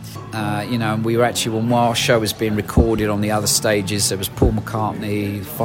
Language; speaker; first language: English; native; English